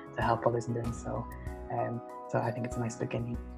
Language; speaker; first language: English; native; English